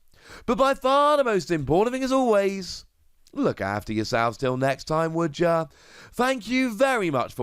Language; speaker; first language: English; native; English